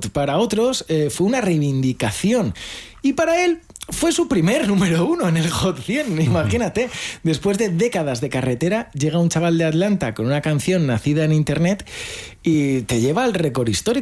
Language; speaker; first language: Spanish; native; Spanish